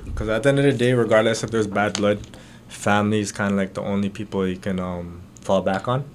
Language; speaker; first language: English; native; English